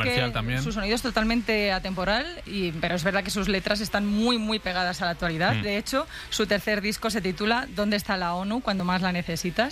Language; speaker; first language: Spanish; native; Spanish